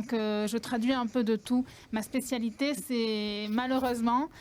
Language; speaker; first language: French; non-native, fluent; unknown